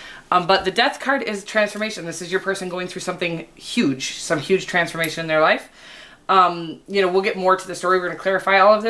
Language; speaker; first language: English; native; English